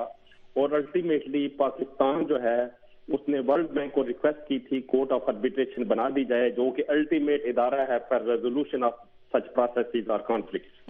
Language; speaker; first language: Urdu; native; Urdu